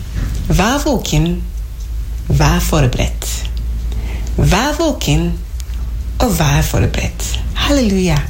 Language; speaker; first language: Norwegian; non-native, fluent; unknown